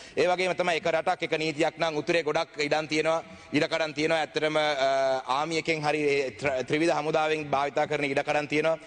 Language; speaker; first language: Sinhala; non-native, local second language; Tamil